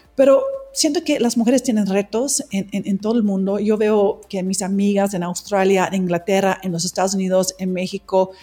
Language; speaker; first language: Spanish; non-native, fluent; English